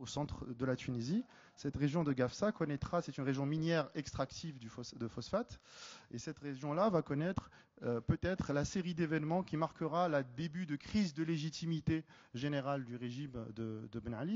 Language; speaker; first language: French; native; French